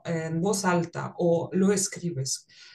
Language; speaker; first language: Spanish; non-native, fluent; Russian